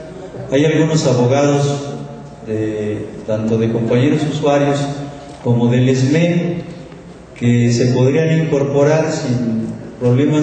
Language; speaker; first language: Spanish; native; Spanish